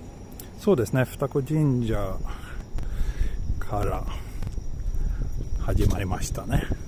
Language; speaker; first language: Japanese; non-native, learner; Swedish